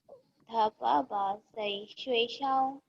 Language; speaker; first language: Chinese; non-native, learner; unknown